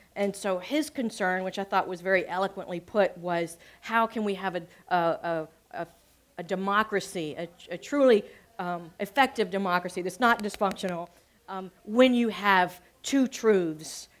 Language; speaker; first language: English; native; English